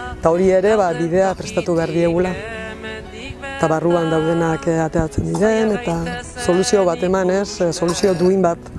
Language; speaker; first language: Basque; native; Basque